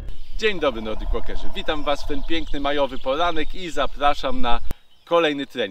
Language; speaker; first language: Polish; native; Polish